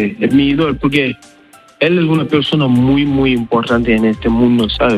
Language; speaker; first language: Spanish; non-native, learner; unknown